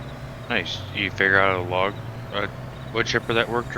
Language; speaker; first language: English; native; English